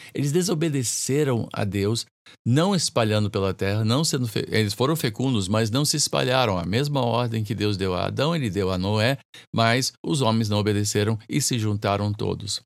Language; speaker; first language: Portuguese; non-native, fluent; English